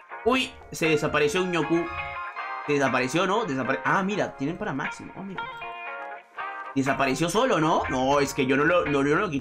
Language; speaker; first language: Spanish; native; Spanish